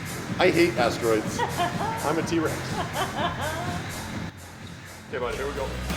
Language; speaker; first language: English; native; English